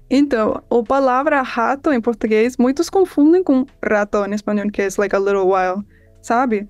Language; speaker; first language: Portuguese; non-native, fluent; English